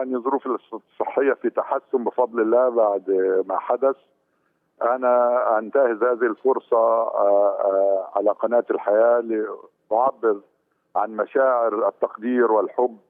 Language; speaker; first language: Arabic; native; Arabic